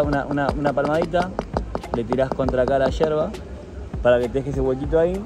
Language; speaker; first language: Spanish; native; Spanish